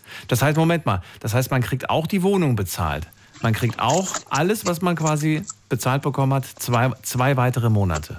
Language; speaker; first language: German; native; German